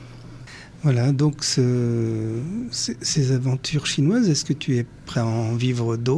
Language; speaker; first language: French; native; French